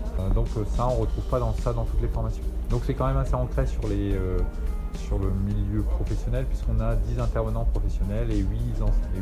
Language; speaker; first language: French; native; French